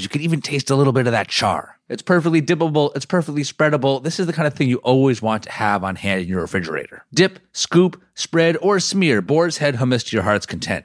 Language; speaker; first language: English; native; English